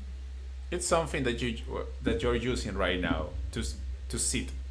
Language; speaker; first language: English; non-native, fluent; Spanish